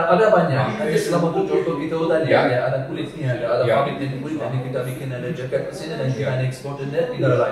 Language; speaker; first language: Indonesian; non-native, learner; Turkish